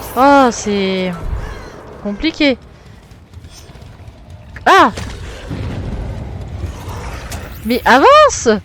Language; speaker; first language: French; native; French